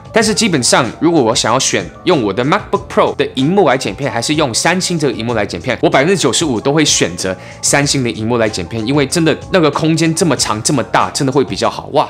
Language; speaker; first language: Chinese; early bilingual, heritage; English